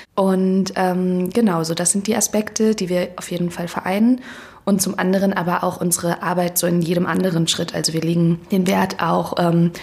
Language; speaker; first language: German; native; German